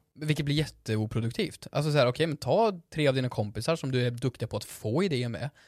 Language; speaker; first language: Swedish; native; Swedish